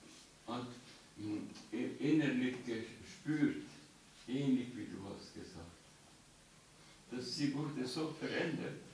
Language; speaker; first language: German; non-native, learner; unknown